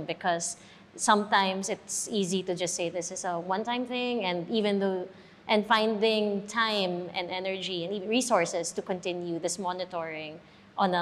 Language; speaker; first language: English; non-native, local second language; Filipino